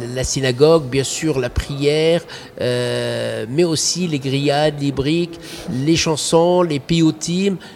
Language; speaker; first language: French; non-native, local second language; Arabic